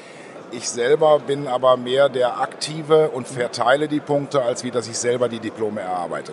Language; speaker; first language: German; native; German